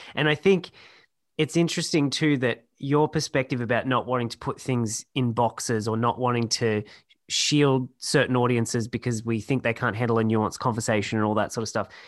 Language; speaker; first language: English; native; English